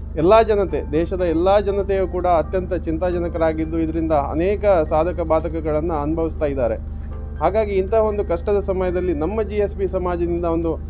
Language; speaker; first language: Kannada; non-native, local second language; Konkani